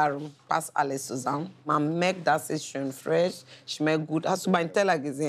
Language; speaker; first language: German; non-native, learner; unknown